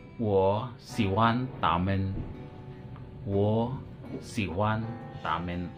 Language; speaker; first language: Chinese; non-native, learner; Filipino